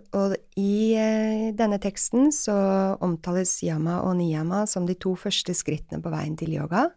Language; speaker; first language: Norwegian; native; Norwegian